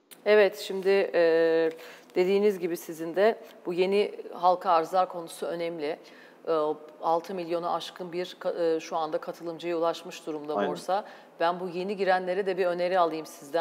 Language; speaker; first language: Turkish; native; Turkish